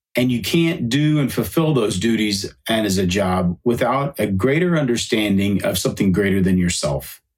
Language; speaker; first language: English; native; English